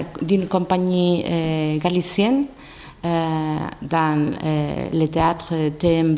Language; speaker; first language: French; non-native, learner; Spanish